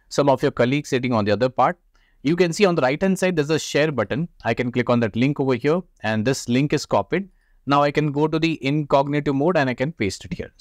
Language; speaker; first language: English; non-native, local second language; Hindi